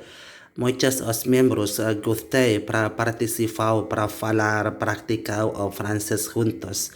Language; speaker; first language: Portuguese; non-native, learner; Indonesian